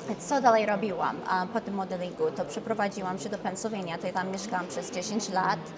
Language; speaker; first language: Polish; early bilingual, heritage; Polish